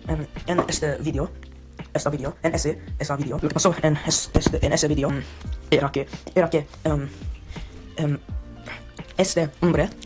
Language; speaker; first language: Spanish; non-native, learner; Swedish